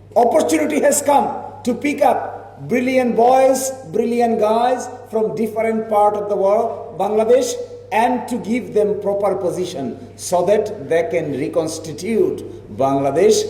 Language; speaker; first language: English; non-native, local second language; Bangla